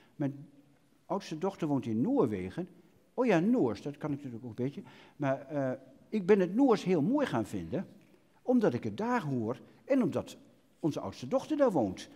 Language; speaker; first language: Dutch; native; Dutch